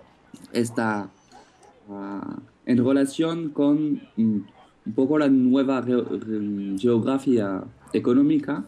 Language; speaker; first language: Spanish; non-native, fluent; French